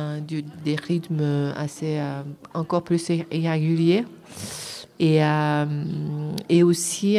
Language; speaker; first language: French; non-native, fluent; Japanese